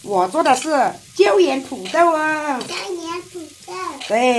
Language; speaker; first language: Chinese; native; Chinese